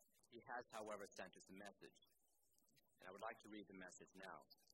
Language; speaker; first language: English; native; English